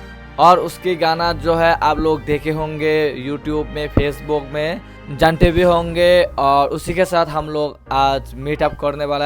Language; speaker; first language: Hindi; non-native, local second language; Chakma